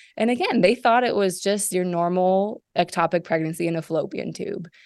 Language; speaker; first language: English; native; English